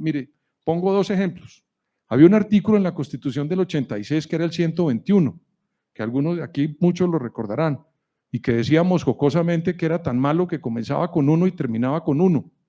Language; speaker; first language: Spanish; native; Spanish